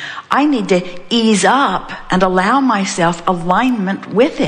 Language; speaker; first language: English; native; English